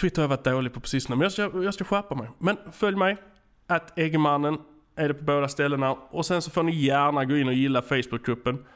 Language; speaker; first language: Swedish; native; Swedish